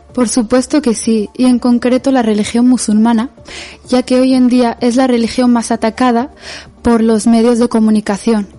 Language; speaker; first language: Spanish; native; Spanish